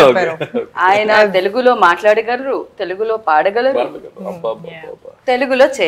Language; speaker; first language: Telugu; native; Telugu